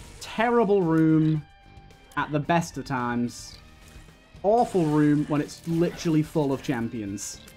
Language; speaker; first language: English; native; English